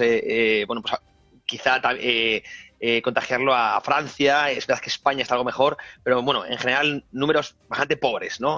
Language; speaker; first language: Spanish; native; Spanish